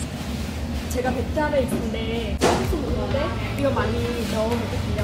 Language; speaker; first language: Korean; non-native, fluent; Vietnamese